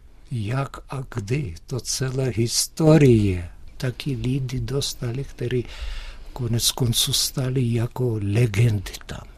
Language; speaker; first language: Czech; early bilingual, heritage; Russian